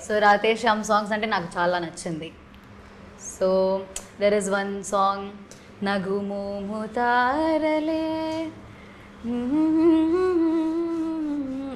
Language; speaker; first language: Telugu; non-native, learner; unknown